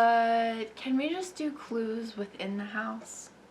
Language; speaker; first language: English; native; English